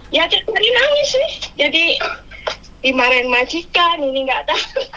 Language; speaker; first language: Indonesian; non-native, local second language; Javanese